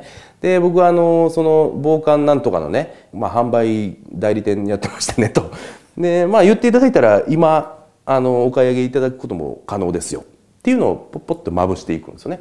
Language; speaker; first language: Japanese; native; Japanese